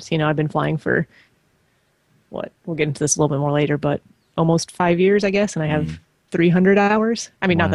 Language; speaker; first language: English; native; English